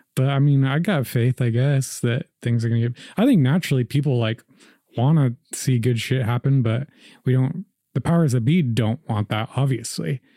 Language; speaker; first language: English; native; English